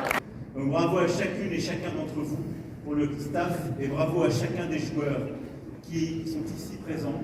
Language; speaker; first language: French; native; French